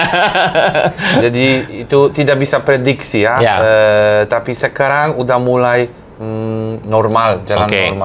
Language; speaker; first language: Indonesian; non-native, fluent; Polish